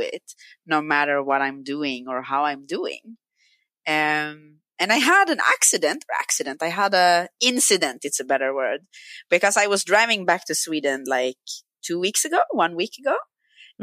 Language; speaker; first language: English; non-native, fluent; Swedish